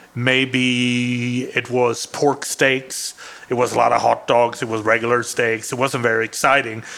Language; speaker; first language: English; non-native, fluent; Swedish